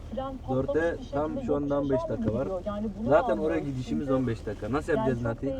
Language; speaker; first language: Turkish; early bilingual, other home language; Somali